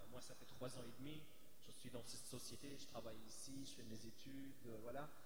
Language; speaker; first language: French; non-native, fluent; Arabic